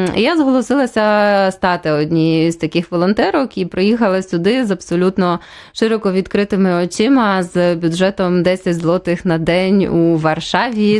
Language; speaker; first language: Ukrainian; native; Ukrainian